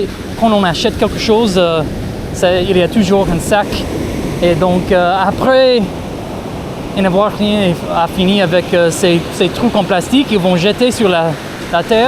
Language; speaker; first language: French; non-native, fluent; English